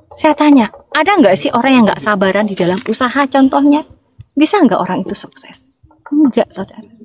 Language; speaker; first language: Indonesian; non-native, local second language; Madurese